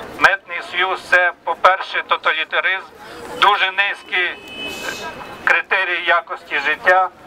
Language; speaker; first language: Ukrainian; native; Ukrainian